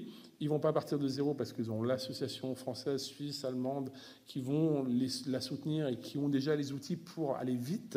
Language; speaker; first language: French; native; French